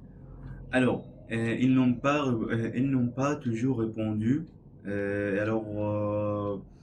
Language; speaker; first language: French; non-native, learner; English